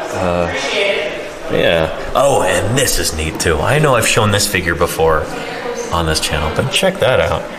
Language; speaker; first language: English; native; English